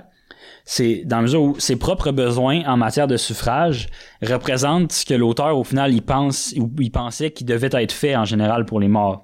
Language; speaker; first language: French; native; French